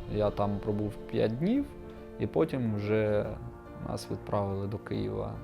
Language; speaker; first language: Ukrainian; native; Ukrainian